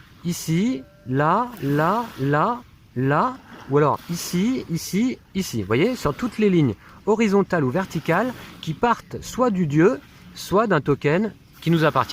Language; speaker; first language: French; native; French